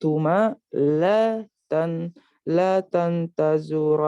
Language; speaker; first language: Arabic; non-native, learner; Indonesian